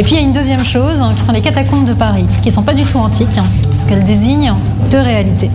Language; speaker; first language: French; native; French